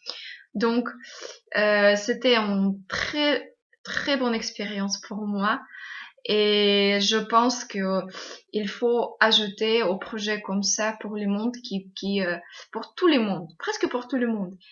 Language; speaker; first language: French; non-native, fluent; Russian